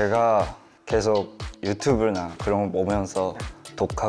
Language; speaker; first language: Korean; non-native, fluent; Japanese